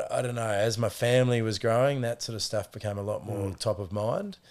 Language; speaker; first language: English; native; English